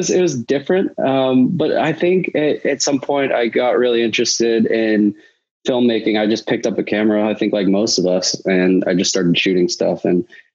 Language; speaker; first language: English; native; English